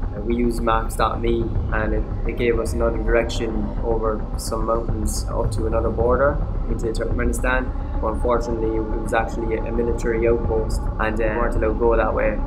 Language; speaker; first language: English; native; English